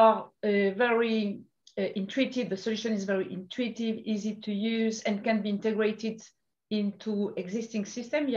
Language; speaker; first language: English; non-native, fluent; French